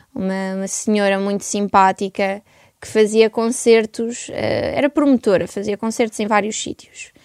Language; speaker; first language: Portuguese; native; Portuguese